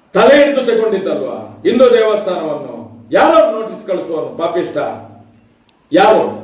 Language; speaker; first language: Kannada; non-native, local second language; Tulu